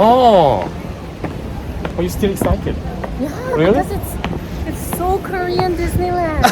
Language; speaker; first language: English; non-native, learner; Korean